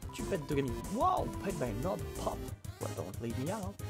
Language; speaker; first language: English; non-native, learner; French